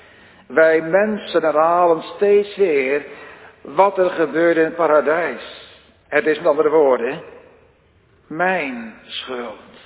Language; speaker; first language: Dutch; native; Dutch